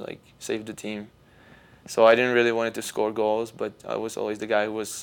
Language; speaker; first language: English; non-native, fluent; Czech